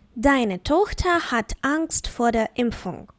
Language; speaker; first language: German; non-native, fluent; Ukrainian